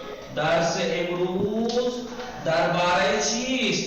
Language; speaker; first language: Persian; non-native, fluent; Urdu